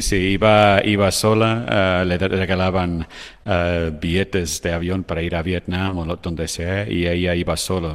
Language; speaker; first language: Spanish; non-native, fluent; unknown